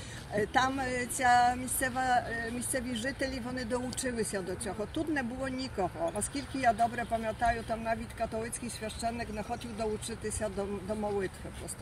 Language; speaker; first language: Ukrainian; early bilingual, heritage; Ukrainian